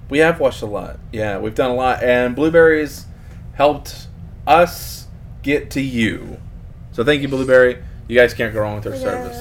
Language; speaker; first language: English; native; English